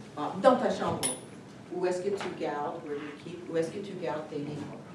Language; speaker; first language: French; non-native, fluent; English